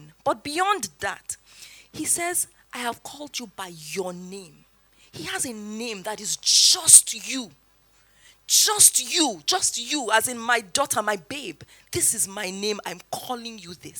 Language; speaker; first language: English; non-native, local second language; Yoruba